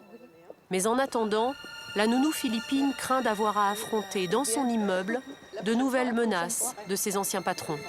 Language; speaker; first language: French; native; French